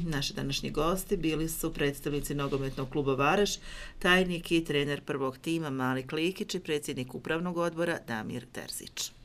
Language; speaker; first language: Croatian; native; Croatian